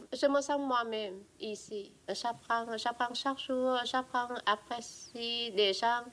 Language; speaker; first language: French; non-native, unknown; Vietnamese